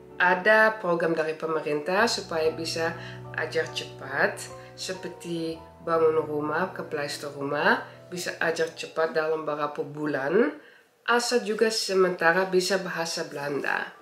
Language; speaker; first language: Indonesian; early bilingual, heritage; Indonesian